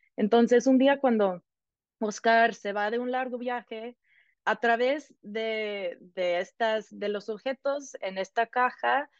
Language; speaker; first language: Spanish; non-native, fluent; English